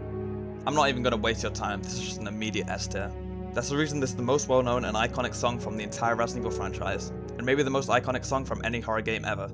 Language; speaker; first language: English; native; English